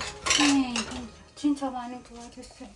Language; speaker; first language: Korean; non-native, learner; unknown